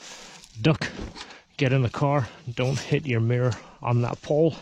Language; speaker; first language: English; native; English